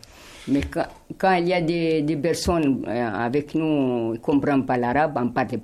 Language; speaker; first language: French; non-native, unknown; Arabic